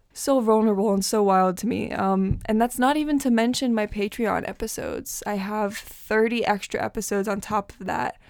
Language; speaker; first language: English; early bilingual, other home language; Portuguese